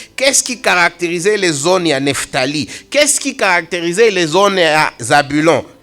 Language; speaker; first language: French; non-native, local second language; Swahili